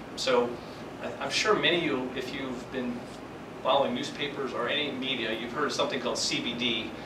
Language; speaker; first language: English; native; English